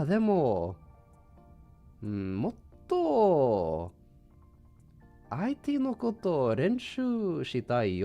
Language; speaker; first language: Japanese; non-native, learner; English